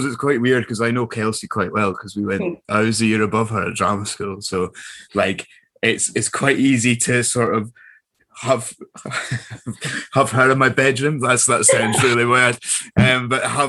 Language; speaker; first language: English; native; English